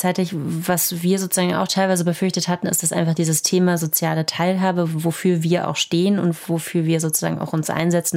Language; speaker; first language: German; native; German